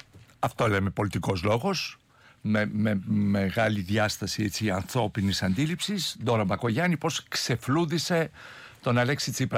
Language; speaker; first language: Greek; native; Greek